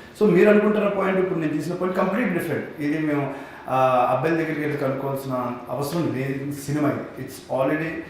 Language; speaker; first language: Telugu; native; Telugu